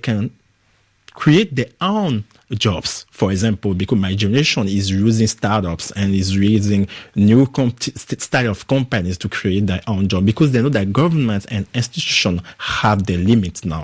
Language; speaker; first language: English; non-native, fluent; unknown